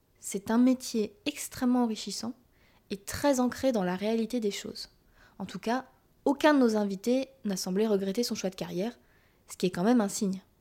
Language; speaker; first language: French; native; French